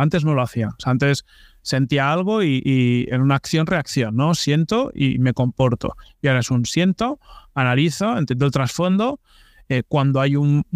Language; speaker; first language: Spanish; native; Spanish